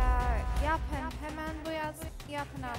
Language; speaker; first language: Turkish; non-native, learner; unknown